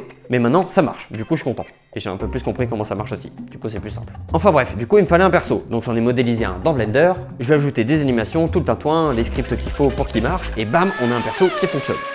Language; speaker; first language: French; native; French